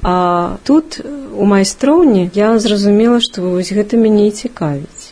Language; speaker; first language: Belarusian; non-native, local second language; Russian